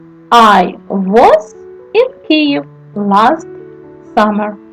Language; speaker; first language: English; non-native, fluent; Ukrainian